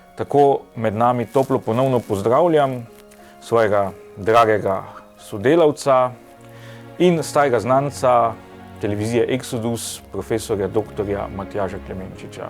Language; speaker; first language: Slovenian; native; Slovenian